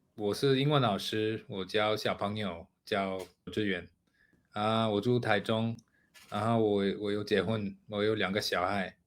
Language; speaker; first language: Chinese; non-native, fluent; English